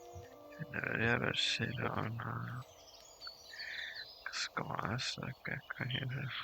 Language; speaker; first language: Spanish; non-native, learner; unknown